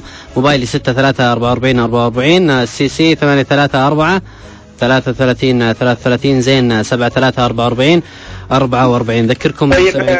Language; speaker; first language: Arabic; native; Arabic